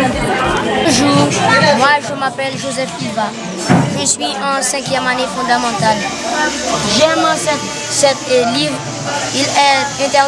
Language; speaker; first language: French; non-native, learner; Haitian Creole